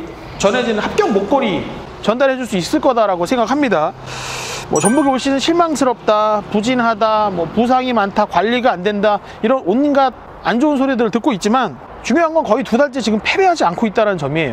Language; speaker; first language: Korean; native; Korean